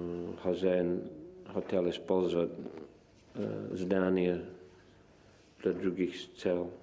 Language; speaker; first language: Russian; non-native, fluent; English